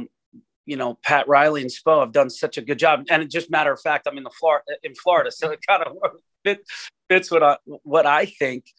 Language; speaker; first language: English; native; English